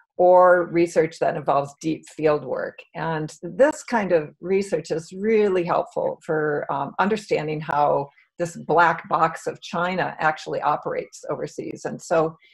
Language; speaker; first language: English; native; English